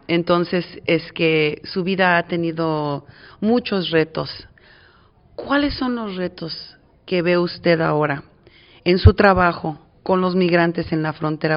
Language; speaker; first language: Spanish; native; Spanish